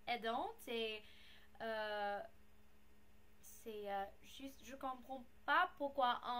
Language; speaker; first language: French; non-native, learner; English